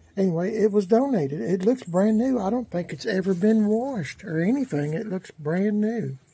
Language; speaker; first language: English; native; English